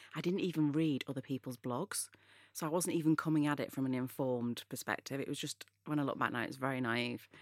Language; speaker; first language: English; native; English